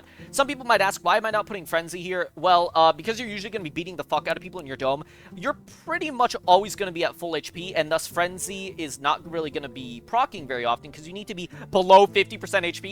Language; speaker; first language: English; native; English